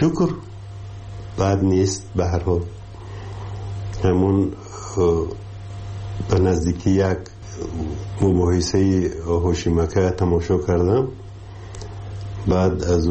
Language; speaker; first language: Persian; native; Persian